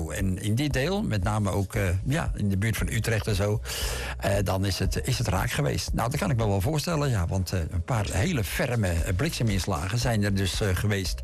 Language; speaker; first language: Dutch; native; Dutch